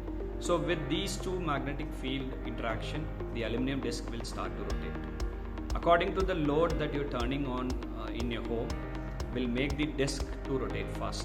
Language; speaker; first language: English; non-native, local second language; Tamil